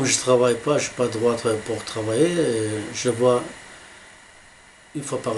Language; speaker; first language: French; non-native, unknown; Arabic